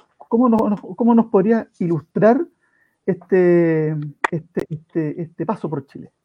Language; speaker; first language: Spanish; native; Spanish